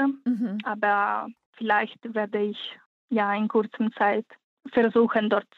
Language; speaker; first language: German; non-native, learner; Italian